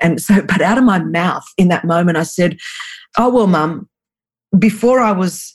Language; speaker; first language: English; non-native, local second language; Greek